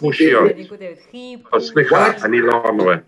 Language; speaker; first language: Hebrew; non-native, fluent; English